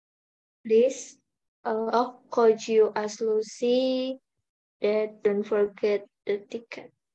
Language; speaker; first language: English; non-native, learner; Indonesian